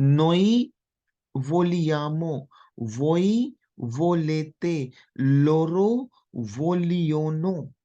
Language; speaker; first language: Italian; non-native, fluent; Hindi